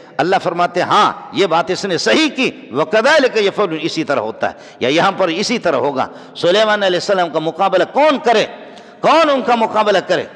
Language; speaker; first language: Urdu; non-native, local second language; Baluchi